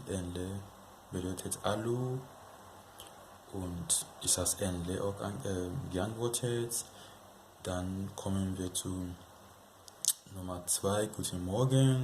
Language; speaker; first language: German; non-native, fluent; Yoruba